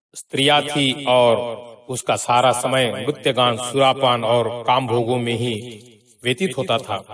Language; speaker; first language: Hindi; non-native, local second language; Marathi